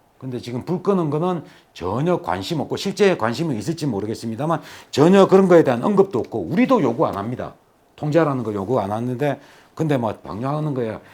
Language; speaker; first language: Korean; native; Korean